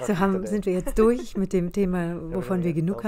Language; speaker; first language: German; native; German